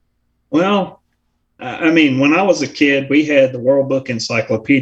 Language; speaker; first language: English; native; English